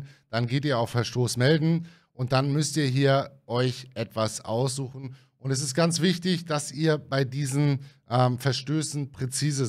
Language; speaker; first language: German; native; German